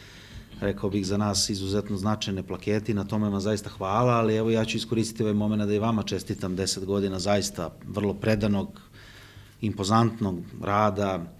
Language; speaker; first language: Bosnian; native; Bosnian